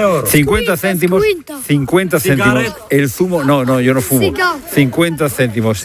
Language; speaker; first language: Spanish; native; Spanish